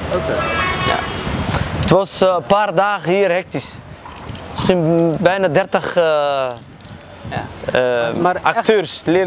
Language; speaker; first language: Dutch; early bilingual, other home language; Somali